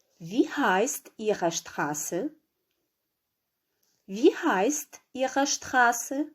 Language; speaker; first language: German; non-native, fluent; Ukrainian